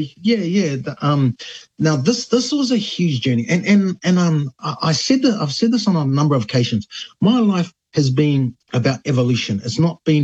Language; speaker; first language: English; native; English